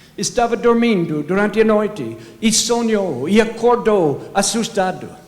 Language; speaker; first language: Portuguese; non-native, fluent; English